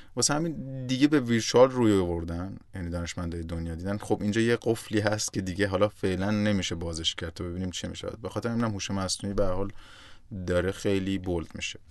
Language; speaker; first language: Persian; native; Persian